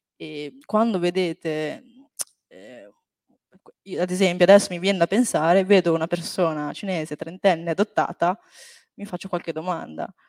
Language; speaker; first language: Italian; early bilingual, other home language; Chinese